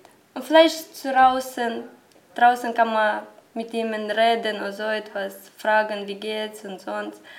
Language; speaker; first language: German; non-native, learner; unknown